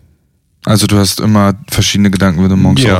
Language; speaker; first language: German; native; German